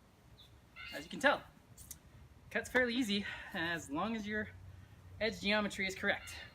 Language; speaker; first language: English; native; English